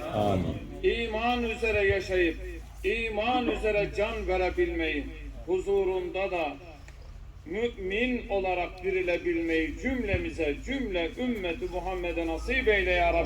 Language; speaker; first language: Turkish; native; Turkish